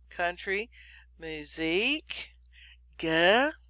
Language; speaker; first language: German; non-native, fluent; English